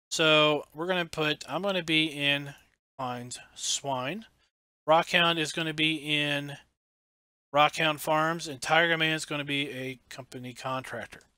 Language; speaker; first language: English; native; English